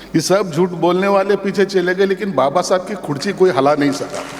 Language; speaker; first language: Hindi; non-native, local second language; Marathi